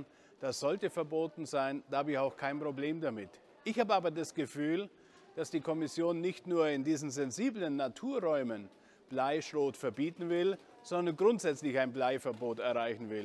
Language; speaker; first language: German; native; German